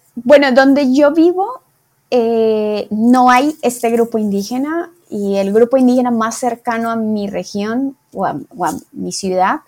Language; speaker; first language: Spanish; native; Spanish